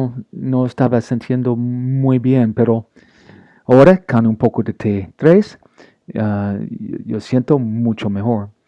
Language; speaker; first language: Spanish; non-native, learner; English